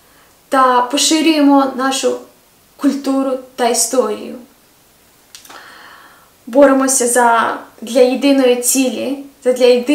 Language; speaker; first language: Ukrainian; native; Ukrainian